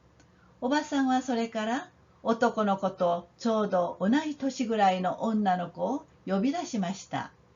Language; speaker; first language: Japanese; non-native, fluent; Korean